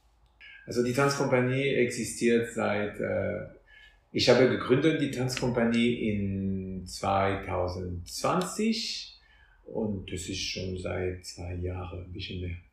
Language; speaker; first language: German; non-native, fluent; French